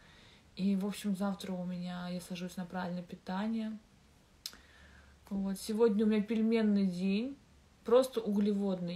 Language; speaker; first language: Russian; native; Russian